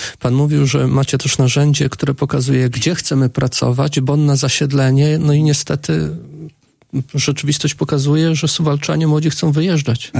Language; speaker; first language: Polish; native; Polish